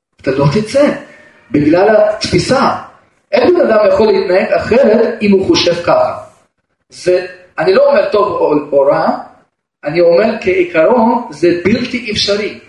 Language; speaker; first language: Hebrew; non-native, fluent; Russian